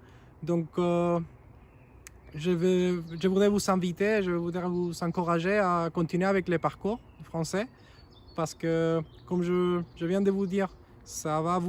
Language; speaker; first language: French; non-native, fluent; Spanish